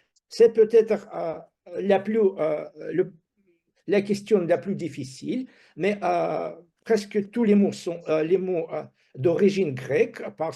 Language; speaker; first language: French; non-native, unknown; Russian